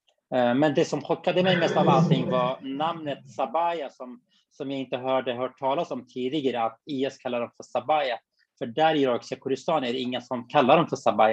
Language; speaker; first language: Swedish; non-native, fluent; Kurdish